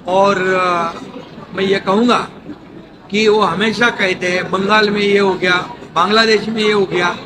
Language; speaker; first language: Hindi; non-native, local second language; Marathi